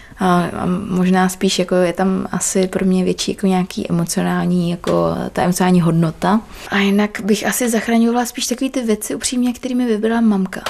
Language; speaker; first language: Czech; early bilingual, other home language; Vietnamese